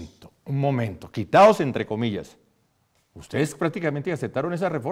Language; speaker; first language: Spanish; native; Spanish